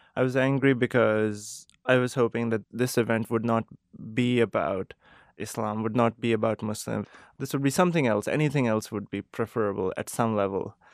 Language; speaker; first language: English; non-native, local second language; Urdu